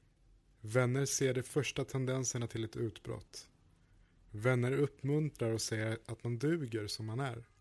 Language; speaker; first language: Swedish; native; Swedish